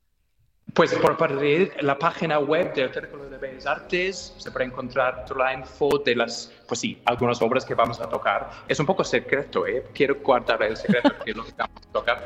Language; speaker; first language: Spanish; non-native, fluent; English